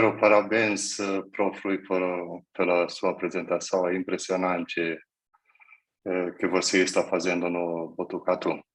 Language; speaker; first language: Portuguese; non-native, fluent; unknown